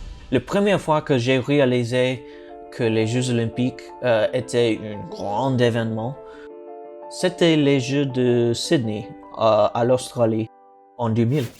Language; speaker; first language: French; non-native, learner; English